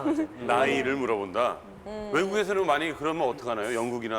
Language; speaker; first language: Korean; native; Korean